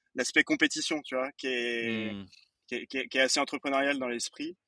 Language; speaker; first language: French; native; French